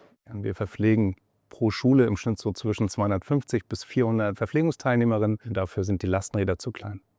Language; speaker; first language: German; native; German